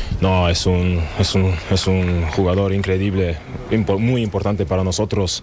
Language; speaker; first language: Spanish; non-native, learner; German